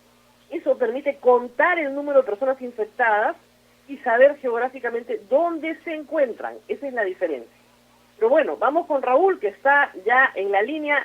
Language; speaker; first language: Spanish; native; Spanish